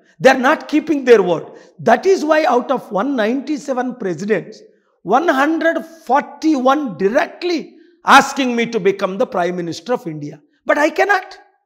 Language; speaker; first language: English; non-native, local second language; Telugu